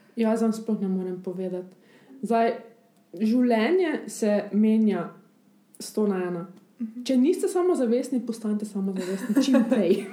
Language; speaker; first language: Slovenian; early bilingual, other home language; Bosnian